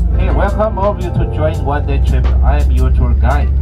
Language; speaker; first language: English; non-native, learner; Chinese